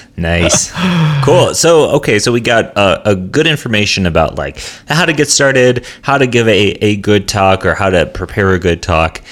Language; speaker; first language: English; native; English